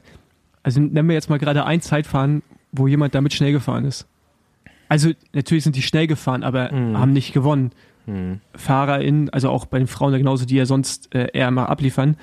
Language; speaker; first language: German; native; German